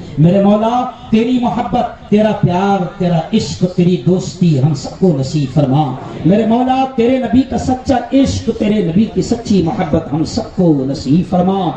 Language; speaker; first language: Urdu; native; Urdu